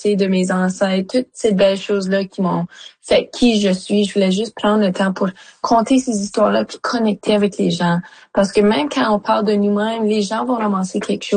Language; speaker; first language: French; native; French